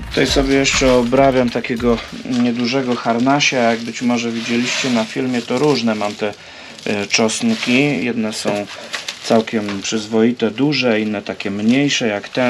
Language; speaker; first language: Polish; native; Polish